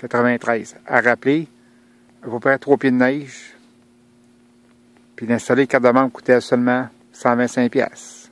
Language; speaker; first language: French; native; French